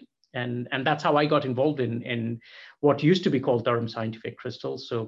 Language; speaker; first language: English; non-native, local second language; Bangla